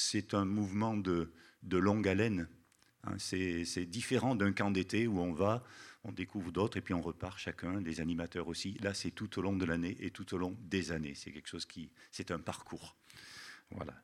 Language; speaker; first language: French; native; French